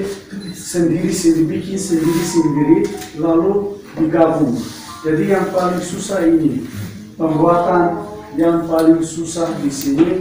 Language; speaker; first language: Indonesian; non-native, fluent; Turkish